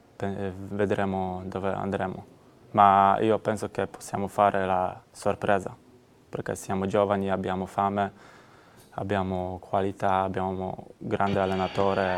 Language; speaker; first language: Italian; non-native, learner; Polish